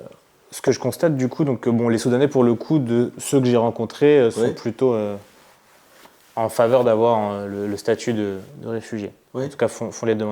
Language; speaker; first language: French; native; French